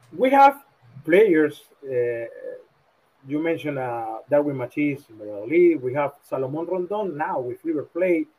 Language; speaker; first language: English; non-native, learner; Spanish